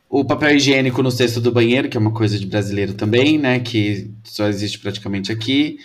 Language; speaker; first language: Portuguese; native; Portuguese